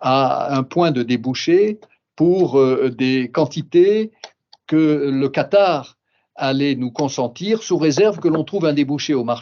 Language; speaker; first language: French; native; French